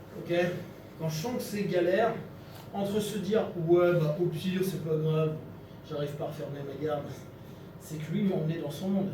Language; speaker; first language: French; native; French